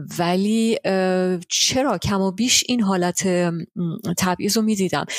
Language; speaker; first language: Persian; early bilingual, heritage; Persian